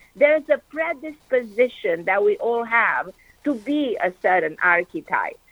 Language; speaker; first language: English; non-native, fluent; Romanian